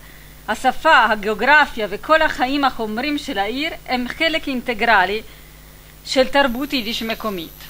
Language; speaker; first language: Hebrew; non-native, fluent; Italian